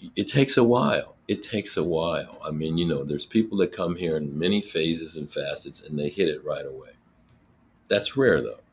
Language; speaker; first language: English; native; English